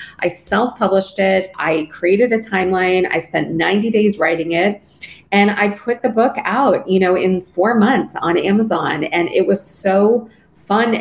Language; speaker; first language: English; native; English